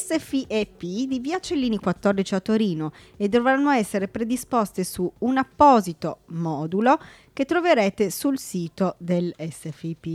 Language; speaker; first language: Italian; native; Italian